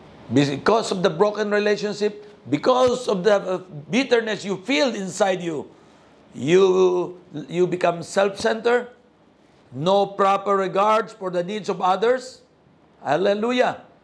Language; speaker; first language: English; non-native, local second language; Filipino